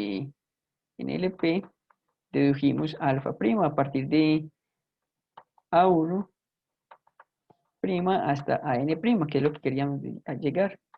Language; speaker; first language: Spanish; native; Spanish